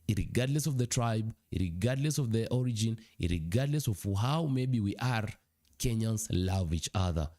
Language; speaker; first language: English; non-native, local second language; Swahili